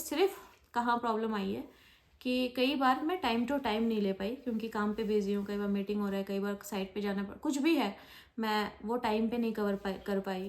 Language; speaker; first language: Hindi; non-native, local second language; Bangla